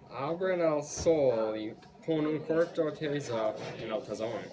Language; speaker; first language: Spanish; non-native, learner; English